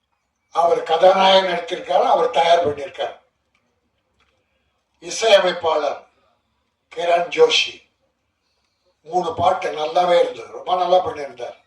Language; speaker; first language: Tamil; native; Tamil